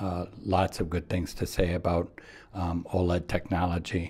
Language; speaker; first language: English; native; English